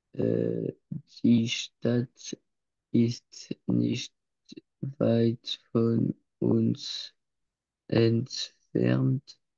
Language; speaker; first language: German; non-native, learner; French